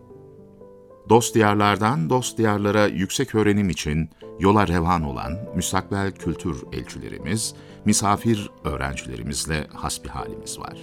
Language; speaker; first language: Turkish; native; Turkish